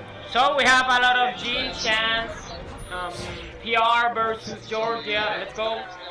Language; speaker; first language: English; non-native, local second language; Spanish